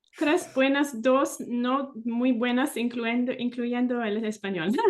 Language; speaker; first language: Spanish; non-native, learner; English